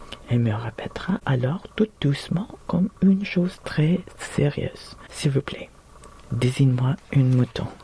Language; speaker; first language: French; non-native, learner; Filipino